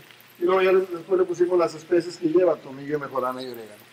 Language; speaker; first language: Spanish; native; Spanish